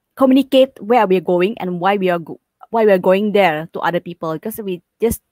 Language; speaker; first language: English; non-native, fluent; Indonesian